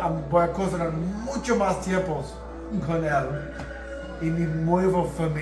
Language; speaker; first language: Spanish; non-native, learner; English